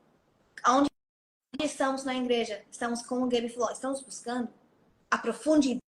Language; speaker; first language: Portuguese; non-native, fluent; Hebrew